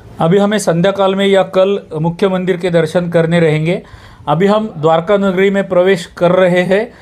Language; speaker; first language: Hindi; non-native, local second language; Marathi